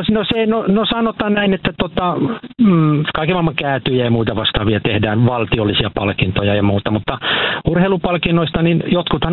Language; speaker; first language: Finnish; native; Finnish